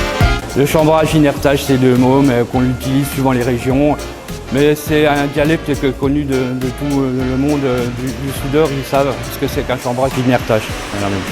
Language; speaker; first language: French; native; French